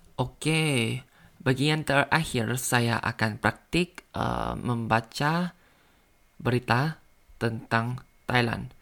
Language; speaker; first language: Indonesian; non-native, learner; Thai